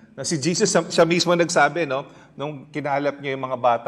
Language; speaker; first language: Filipino; native; Filipino